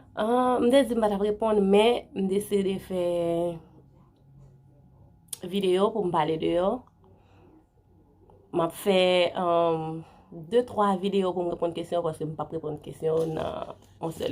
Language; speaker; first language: French; non-native, learner; Haitian Creole